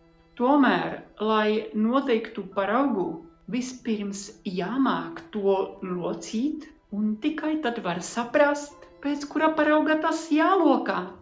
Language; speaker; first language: Latvian; non-native, fluent; Czech